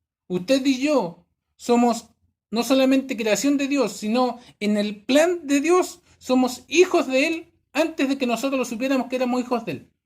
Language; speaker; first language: Spanish; native; Spanish